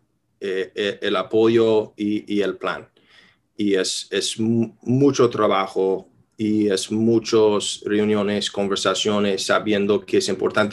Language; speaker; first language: Spanish; non-native, fluent; English